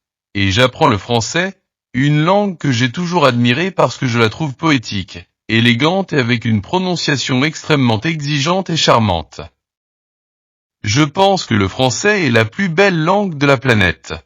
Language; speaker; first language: French; non-native, learner; Portuguese